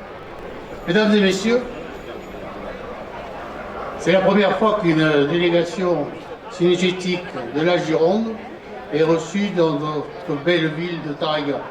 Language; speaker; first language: French; native; French